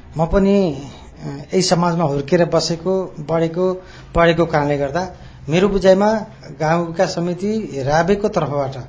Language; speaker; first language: Nepali; native; Nepali